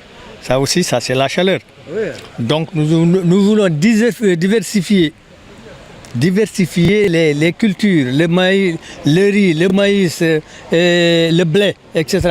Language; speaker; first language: French; non-native, local second language; Fula